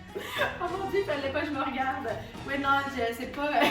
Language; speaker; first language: French; native; French